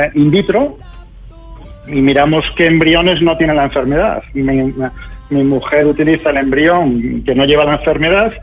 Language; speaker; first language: Spanish; native; Spanish